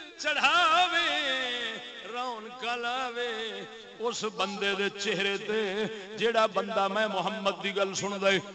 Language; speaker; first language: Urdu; non-native, local second language; Saraiki